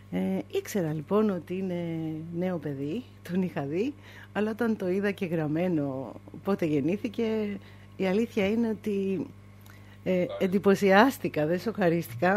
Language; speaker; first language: Greek; native; Greek